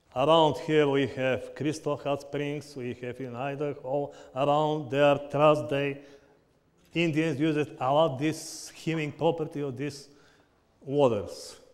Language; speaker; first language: English; non-native, learner; Bulgarian